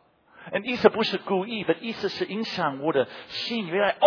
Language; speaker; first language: Chinese; non-native, fluent; English